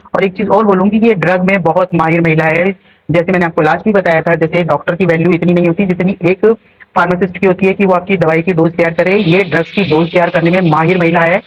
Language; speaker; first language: Hindi; native; Hindi